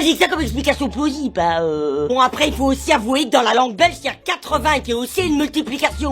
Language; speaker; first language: French; native; French